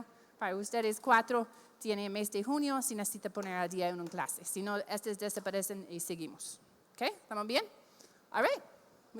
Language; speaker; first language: Spanish; non-native, fluent; English